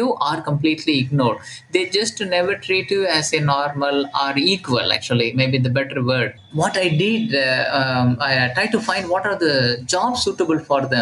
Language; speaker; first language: English; non-native, local second language; Tamil